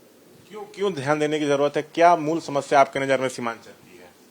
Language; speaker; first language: Hindi; native; Hindi